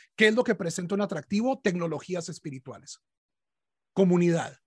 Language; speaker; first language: Spanish; native; Spanish